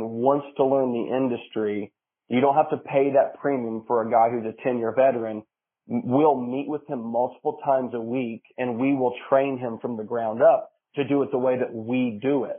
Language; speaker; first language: English; native; English